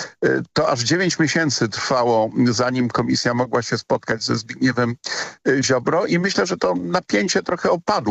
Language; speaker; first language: Polish; native; Polish